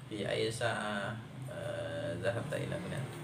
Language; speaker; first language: Arabic; non-native, fluent; Indonesian